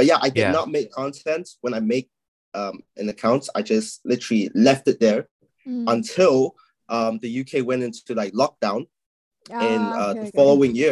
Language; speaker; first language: English; non-native, local second language; Chinese